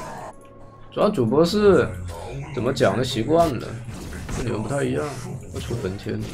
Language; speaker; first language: Chinese; native; Chinese